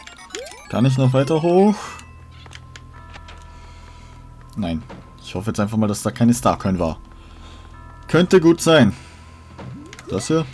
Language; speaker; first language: German; native; German